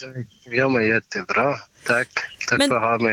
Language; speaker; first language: Swedish; non-native, learner; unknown